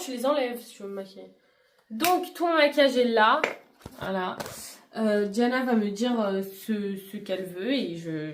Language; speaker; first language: French; native; French